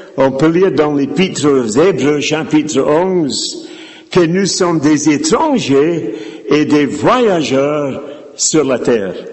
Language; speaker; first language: French; non-native, fluent; English